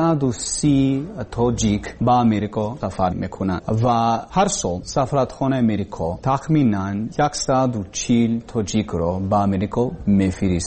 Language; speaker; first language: Persian; non-native, learner; English